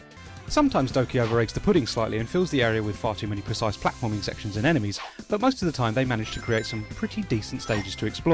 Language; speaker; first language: English; native; English